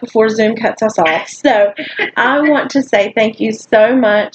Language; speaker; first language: English; native; English